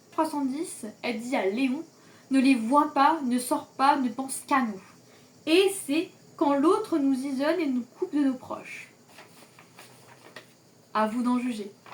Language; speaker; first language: French; native; French